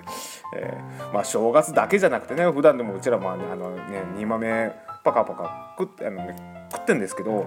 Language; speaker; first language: Japanese; native; Japanese